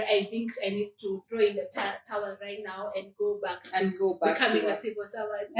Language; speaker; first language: English; native; English